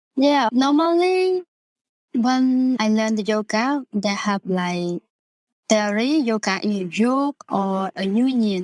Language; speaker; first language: English; non-native, learner; Khmer